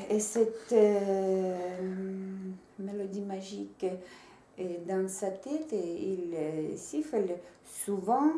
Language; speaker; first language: French; non-native, learner; Russian